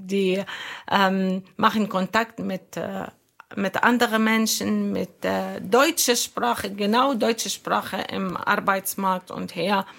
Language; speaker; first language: German; non-native, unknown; Arabic